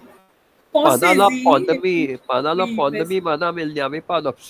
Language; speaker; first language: French; non-native, fluent; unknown